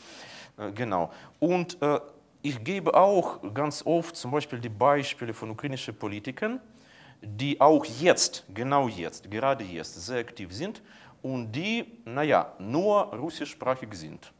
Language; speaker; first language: German; non-native, fluent; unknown